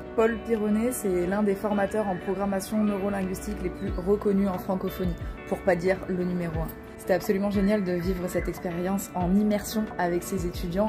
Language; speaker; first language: French; native; French